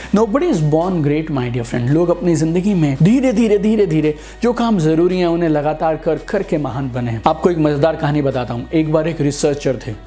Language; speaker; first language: Hindi; native; Hindi